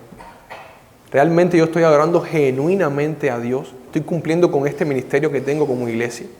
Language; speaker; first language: Spanish; native; Spanish